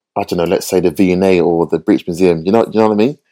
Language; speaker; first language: English; native; English